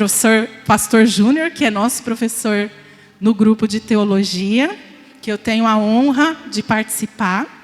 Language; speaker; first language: Portuguese; native; Portuguese